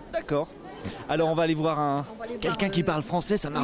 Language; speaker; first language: French; native; French